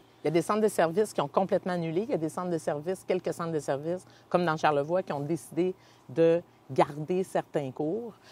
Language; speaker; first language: French; native; French